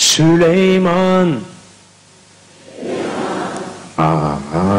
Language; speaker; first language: Japanese; non-native, learner; Turkish